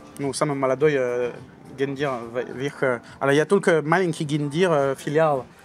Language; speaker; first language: Russian; non-native, learner; French